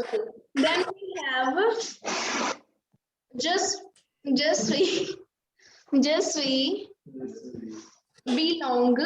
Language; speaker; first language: English; non-native, local second language; Hindi